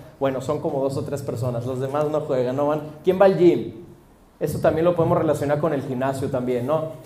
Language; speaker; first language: Spanish; early bilingual, heritage; Spanish